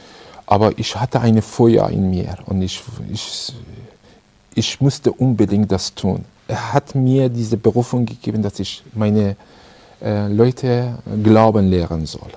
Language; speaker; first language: German; non-native, fluent; Persian